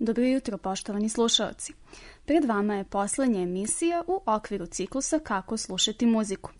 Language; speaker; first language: Serbian; native; Serbian